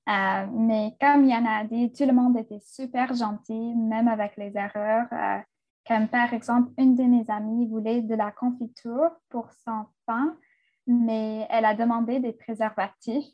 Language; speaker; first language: French; non-native, fluent; English